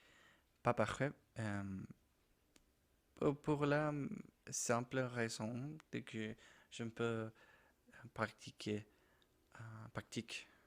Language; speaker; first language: French; non-native, learner; Spanish